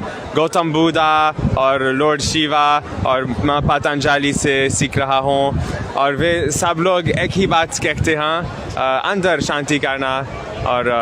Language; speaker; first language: Hindi; non-native, learner; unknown